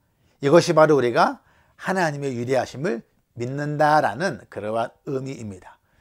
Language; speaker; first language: Korean; native; Korean